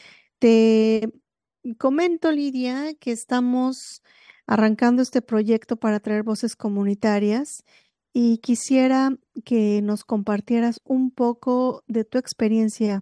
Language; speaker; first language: Spanish; native; Spanish